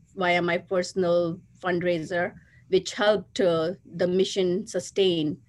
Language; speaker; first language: English; non-native, local second language; Hindi